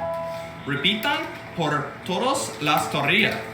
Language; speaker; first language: Spanish; non-native, learner; English